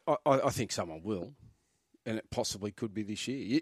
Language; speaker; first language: English; native; English